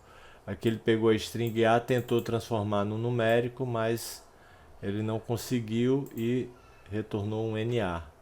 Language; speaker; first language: Portuguese; native; Portuguese